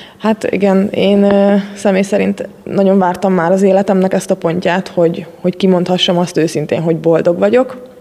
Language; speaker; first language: Hungarian; native; Hungarian